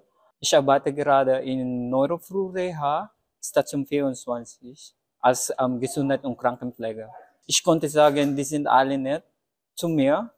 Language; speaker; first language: German; non-native, fluent; Filipino